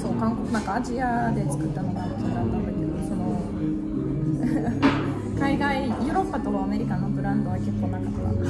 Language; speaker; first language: Japanese; non-native, fluent; Russian